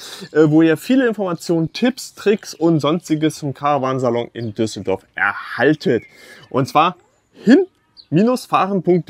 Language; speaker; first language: German; native; German